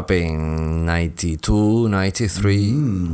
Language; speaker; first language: English; non-native, learner; Spanish